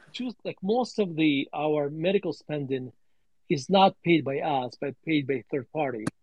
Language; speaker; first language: English; non-native, fluent; Russian